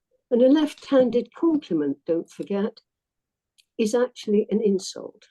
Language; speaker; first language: English; native; English